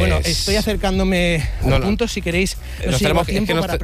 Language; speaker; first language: Spanish; native; Spanish